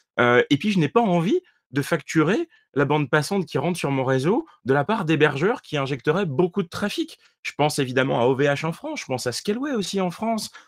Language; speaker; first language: French; native; French